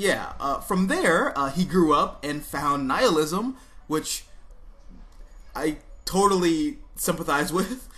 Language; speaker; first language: English; native; English